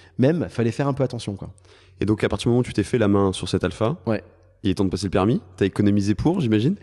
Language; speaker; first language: French; native; French